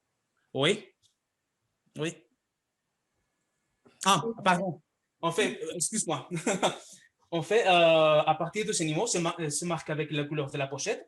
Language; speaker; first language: French; non-native, fluent; Spanish